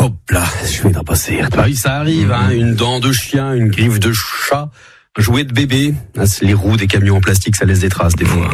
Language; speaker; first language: French; native; French